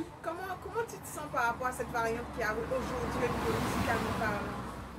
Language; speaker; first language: French; native; French